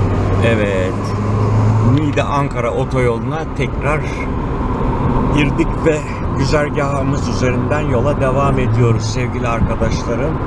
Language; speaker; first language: Turkish; native; Turkish